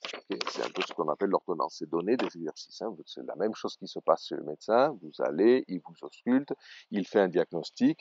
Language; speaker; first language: French; native; French